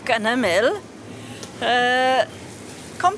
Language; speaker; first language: Welsh; non-native, learner; English